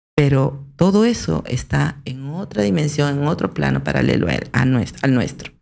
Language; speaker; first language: Spanish; native; Spanish